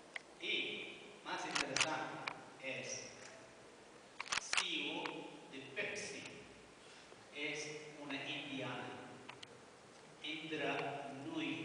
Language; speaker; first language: Spanish; non-native, learner; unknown